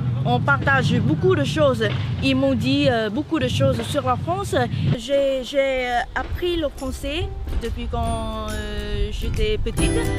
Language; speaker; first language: French; non-native, fluent; Vietnamese